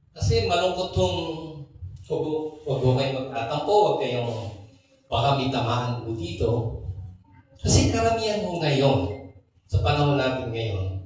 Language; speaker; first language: Filipino; native; Filipino